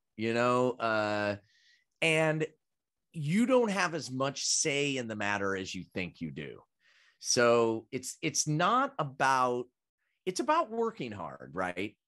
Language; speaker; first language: English; native; English